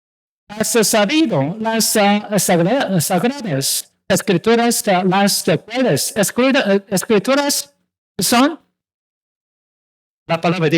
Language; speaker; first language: Spanish; non-native, learner; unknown